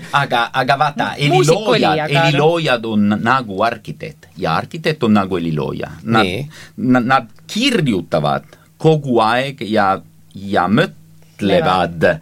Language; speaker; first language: Estonian; non-native, learner; Italian